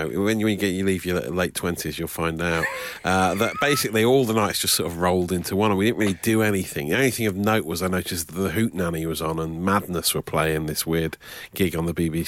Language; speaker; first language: English; native; English